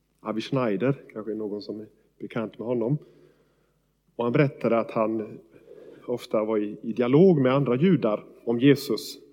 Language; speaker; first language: Swedish; native; Swedish